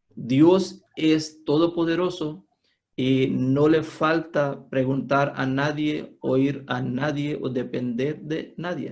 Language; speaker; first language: Spanish; non-native, fluent; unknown